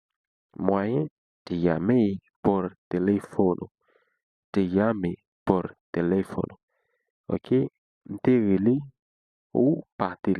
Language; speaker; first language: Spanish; non-native, fluent; Haitian Creole